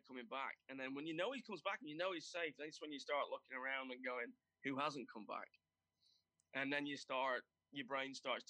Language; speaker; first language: English; native; English